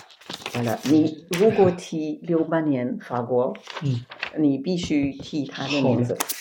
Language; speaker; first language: Chinese; non-native, fluent; French